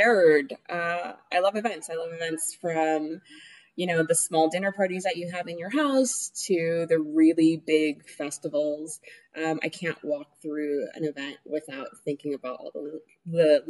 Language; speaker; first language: English; early bilingual, other home language; Spanish